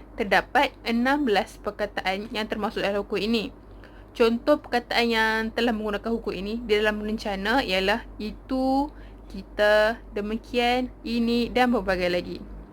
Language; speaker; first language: Malay; native; Malay